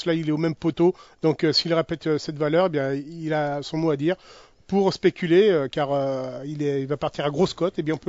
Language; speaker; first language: French; native; French